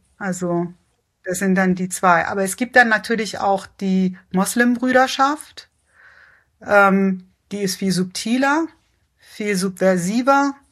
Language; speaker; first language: German; early bilingual, other home language; Persian